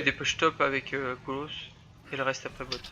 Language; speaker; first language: French; native; French